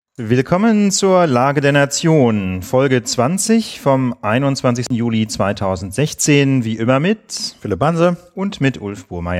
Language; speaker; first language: German; native; German